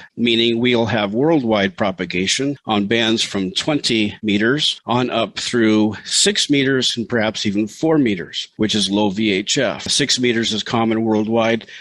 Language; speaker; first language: English; native; English